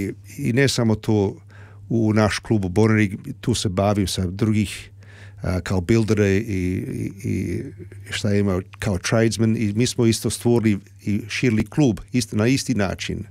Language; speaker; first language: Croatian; early bilingual, heritage; Croatian